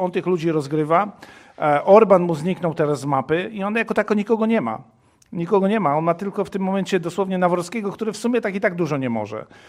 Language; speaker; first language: Polish; early bilingual, heritage; Polish